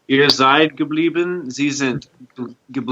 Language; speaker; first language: German; non-native, learner; English